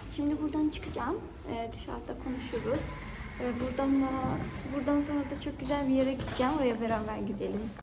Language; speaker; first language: Turkish; native; Turkish